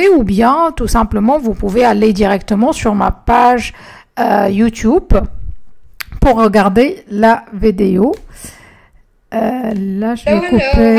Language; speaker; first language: French; non-native, local second language; Arabic